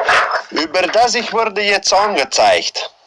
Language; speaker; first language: German; non-native, learner; Dutch